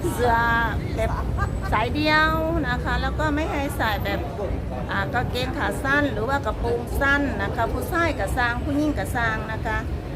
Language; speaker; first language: Thai; native; Thai